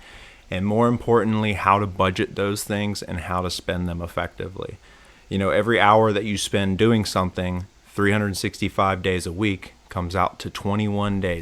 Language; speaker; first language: English; native; English